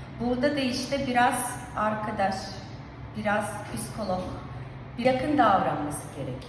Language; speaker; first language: Turkish; non-native, fluent; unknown